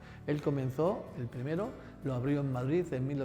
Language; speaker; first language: Spanish; native; Spanish